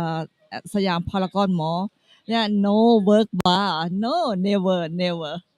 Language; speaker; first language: English; non-native, learner; Thai